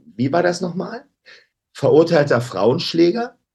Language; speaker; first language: German; native; German